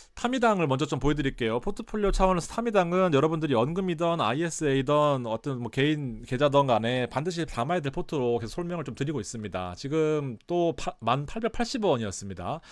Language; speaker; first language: Korean; native; Korean